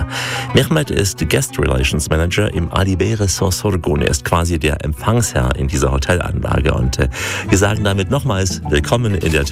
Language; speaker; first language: German; native; German